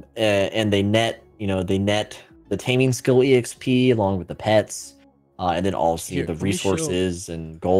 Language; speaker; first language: English; native; English